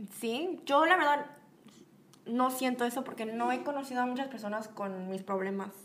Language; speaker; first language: Spanish; native; Spanish